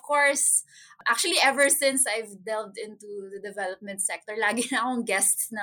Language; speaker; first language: English; non-native, local second language; Cebuano